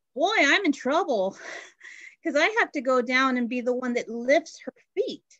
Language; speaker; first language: English; native; English